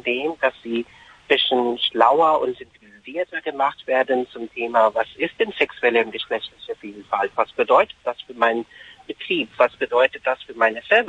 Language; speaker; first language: German; non-native, fluent; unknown